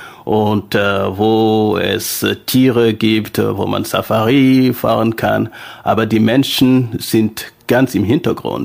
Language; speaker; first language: German; non-native, fluent; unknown